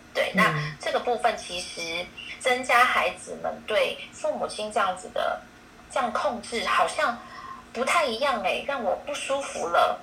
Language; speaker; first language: Chinese; native; Chinese